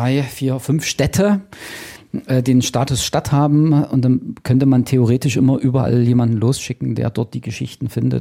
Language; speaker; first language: German; native; German